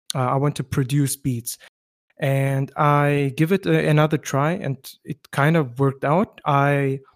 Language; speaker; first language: English; non-native, fluent; German